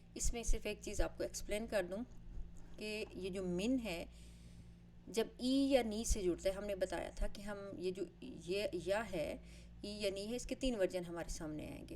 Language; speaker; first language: Urdu; native; Urdu